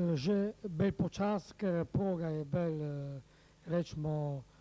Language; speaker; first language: Slovenian; non-native, learner; Italian